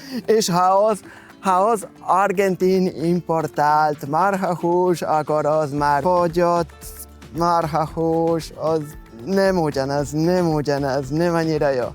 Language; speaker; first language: Hungarian; non-native, fluent; Spanish